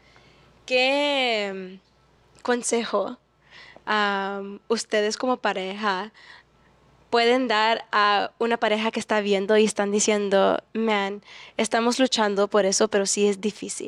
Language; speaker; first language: Spanish; early bilingual, heritage; English